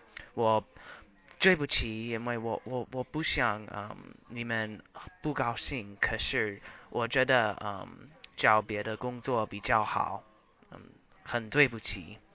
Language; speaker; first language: Chinese; non-native, learner; English